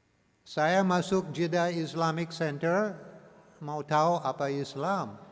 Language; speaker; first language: Indonesian; non-native, learner; English